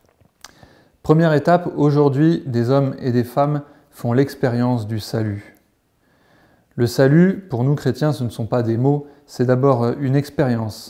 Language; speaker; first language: French; native; French